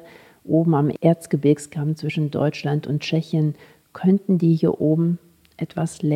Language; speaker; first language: German; native; German